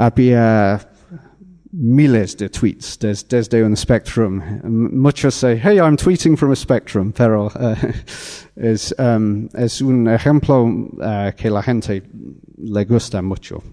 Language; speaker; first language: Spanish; non-native, fluent; English